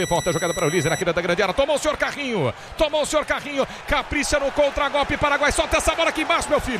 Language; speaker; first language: Portuguese; native; Portuguese